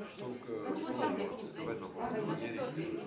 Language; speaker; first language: Russian; native; Russian